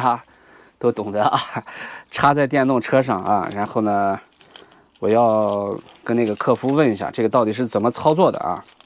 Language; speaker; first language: Chinese; native; Chinese